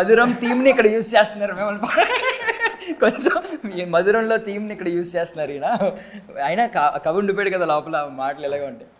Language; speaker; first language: Telugu; native; Telugu